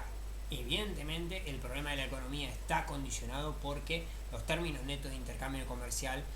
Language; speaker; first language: Spanish; native; Spanish